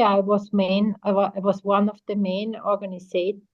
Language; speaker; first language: English; non-native, fluent; German